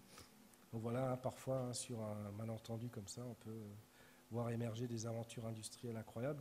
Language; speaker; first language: French; native; French